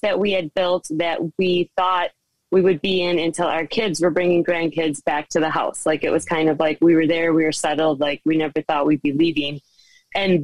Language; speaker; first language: English; native; English